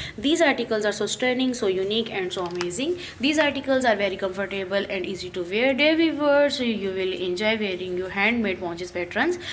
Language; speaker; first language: English; non-native, local second language; Urdu